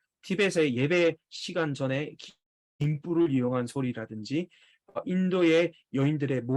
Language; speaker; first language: Korean; native; Korean